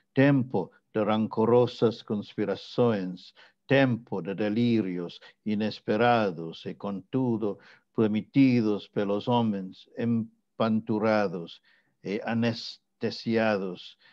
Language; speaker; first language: Portuguese; non-native, fluent; English